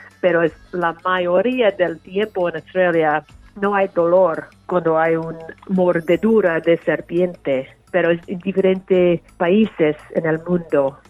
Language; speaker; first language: Spanish; non-native, learner; English